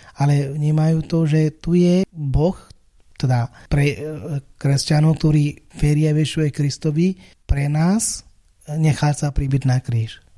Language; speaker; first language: Slovak; non-native, fluent; Malayalam